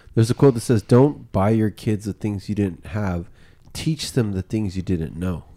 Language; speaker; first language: English; early bilingual, other home language; Spanish